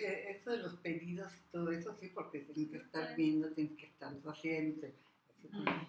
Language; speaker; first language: Spanish; non-native, learner; Japanese